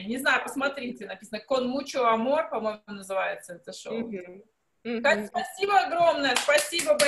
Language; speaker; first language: Russian; native; Russian